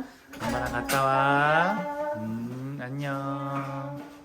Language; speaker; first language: Korean; native; Korean